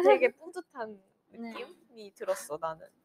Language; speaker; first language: Korean; native; Korean